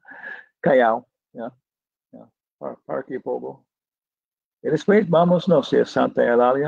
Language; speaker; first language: Spanish; non-native, fluent; English